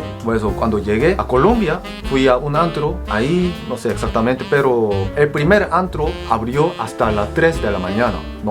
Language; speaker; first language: Spanish; non-native, fluent; Korean